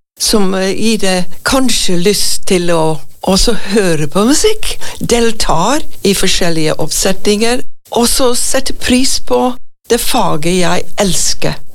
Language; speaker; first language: Norwegian; non-native, fluent; English